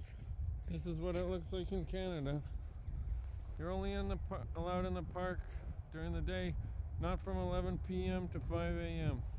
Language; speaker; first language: English; native; English